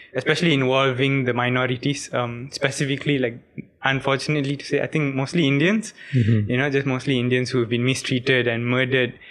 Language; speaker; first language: English; non-native, local second language; Tamil